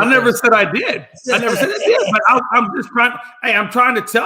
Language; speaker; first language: English; native; English